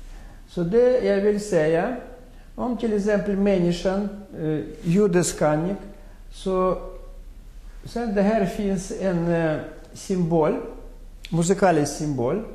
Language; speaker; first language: Swedish; non-native, fluent; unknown